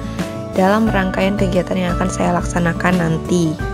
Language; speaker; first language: Indonesian; native; Indonesian